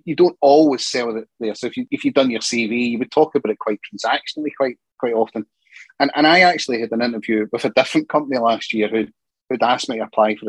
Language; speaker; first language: English; native; English